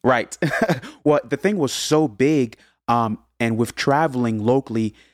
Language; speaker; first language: English; early bilingual, other home language; Haitian Creole